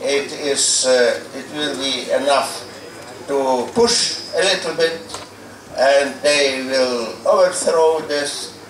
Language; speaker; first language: English; non-native, fluent; Lithuanian